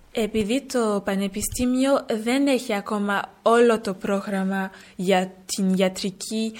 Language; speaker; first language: Greek; early bilingual, heritage; French